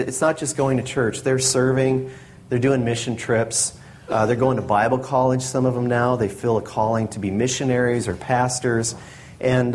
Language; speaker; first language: English; native; English